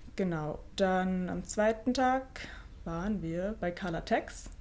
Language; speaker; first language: German; native; German